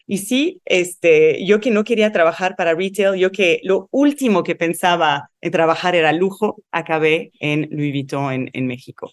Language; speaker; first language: Spanish; non-native, fluent; Arabic